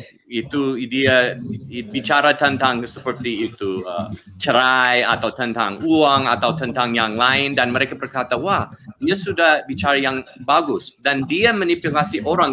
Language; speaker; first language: Indonesian; non-native, learner; English